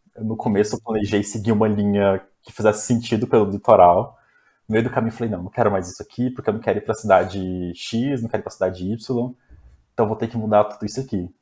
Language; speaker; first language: Portuguese; native; Portuguese